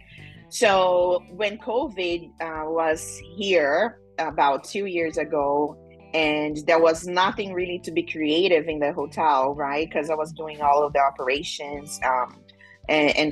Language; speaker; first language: English; non-native, fluent; Portuguese